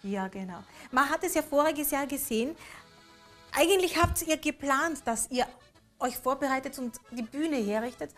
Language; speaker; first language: German; native; German